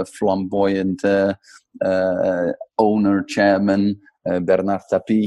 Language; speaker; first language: English; non-native, fluent; Dutch